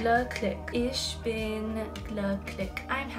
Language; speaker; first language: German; non-native, learner; English